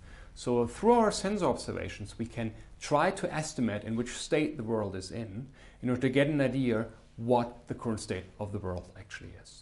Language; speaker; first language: English; non-native, fluent; German